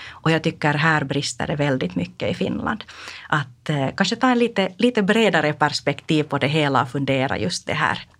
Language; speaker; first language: Swedish; non-native, local second language; Finnish